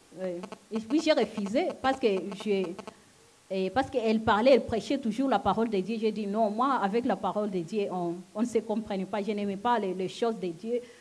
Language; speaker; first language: French; non-native, local second language; Lingala